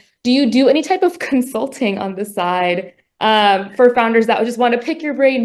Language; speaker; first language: English; native; English